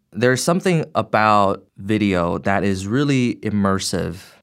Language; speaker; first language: English; non-native, fluent; Chinese